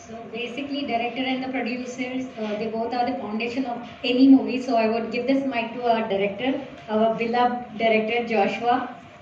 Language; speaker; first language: English; non-native, local second language; Telugu